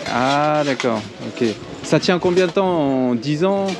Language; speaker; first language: French; non-native, learner; Korean